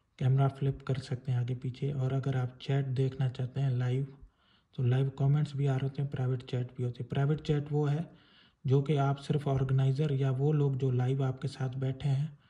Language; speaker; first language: Urdu; non-native, local second language; Sindhi